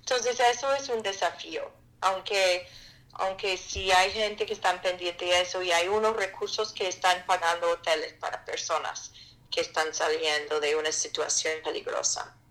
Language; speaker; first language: Spanish; non-native, fluent; English